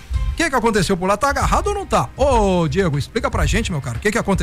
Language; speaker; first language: Portuguese; native; Portuguese